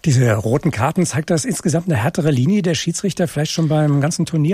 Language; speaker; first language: German; native; German